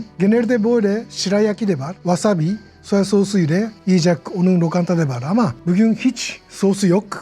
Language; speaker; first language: Turkish; non-native, learner; Japanese